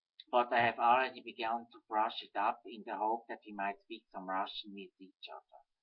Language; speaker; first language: English; non-native, fluent; Swiss German